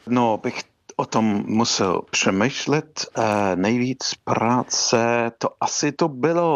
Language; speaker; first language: Czech; non-native, fluent; English